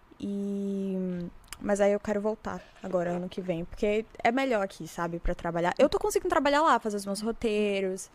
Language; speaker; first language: Portuguese; native; Portuguese